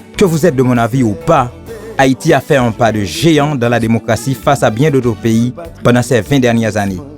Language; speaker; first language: French; non-native, local second language; Haitian Creole